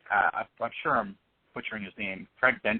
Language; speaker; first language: English; native; English